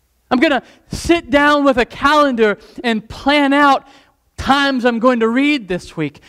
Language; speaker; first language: English; native; English